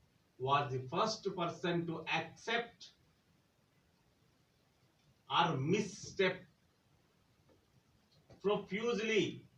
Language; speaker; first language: English; non-native, local second language; Telugu